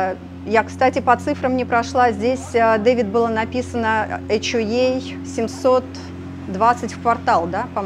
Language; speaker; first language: Russian; native; Russian